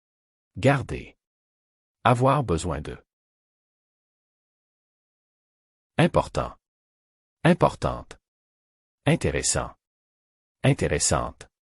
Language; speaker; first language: French; non-native, fluent; Arabic